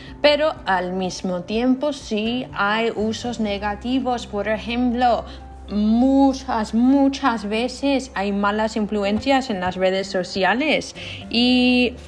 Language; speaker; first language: Spanish; non-native, learner; English